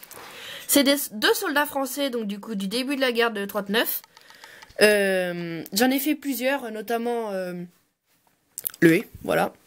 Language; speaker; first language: French; native; French